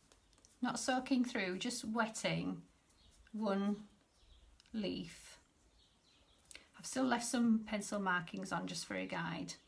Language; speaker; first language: English; native; English